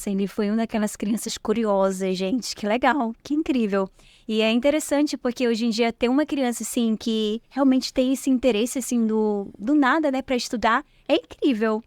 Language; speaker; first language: Portuguese; native; Portuguese